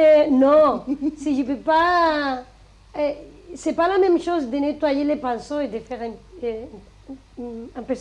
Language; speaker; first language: French; non-native, fluent; Spanish